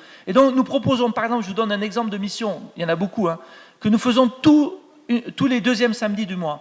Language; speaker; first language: French; native; French